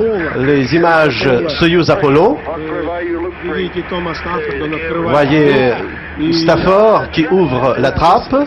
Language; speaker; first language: French; non-native, fluent; Russian